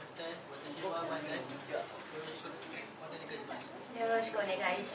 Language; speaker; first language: Japanese; non-native, learner; Malay